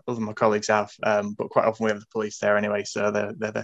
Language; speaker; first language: English; native; English